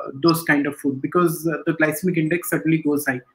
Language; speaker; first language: English; non-native, local second language; Odia